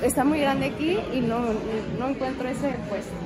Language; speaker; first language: Spanish; native; Spanish